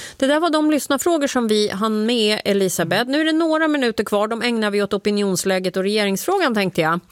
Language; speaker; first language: Swedish; native; Swedish